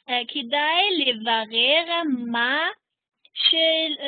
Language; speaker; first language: Hebrew; non-native, learner; German